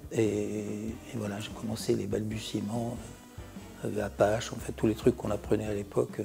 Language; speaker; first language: French; native; French